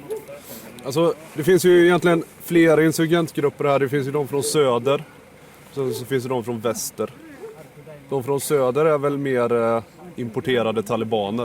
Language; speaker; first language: Swedish; native; Swedish